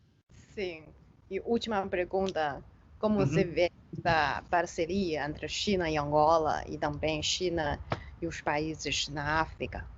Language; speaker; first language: Portuguese; non-native, fluent; Chinese